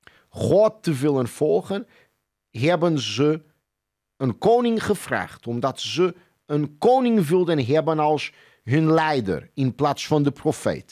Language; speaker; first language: Dutch; non-native, fluent; Portuguese